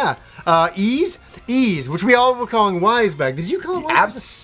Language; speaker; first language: English; native; English